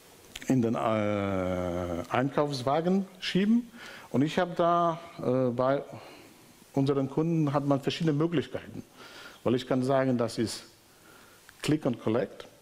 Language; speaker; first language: German; non-native, fluent; Polish